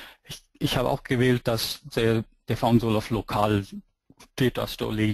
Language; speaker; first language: German; non-native, fluent; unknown